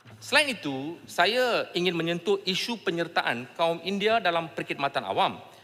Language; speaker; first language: Malay; non-native, local second language; Tamil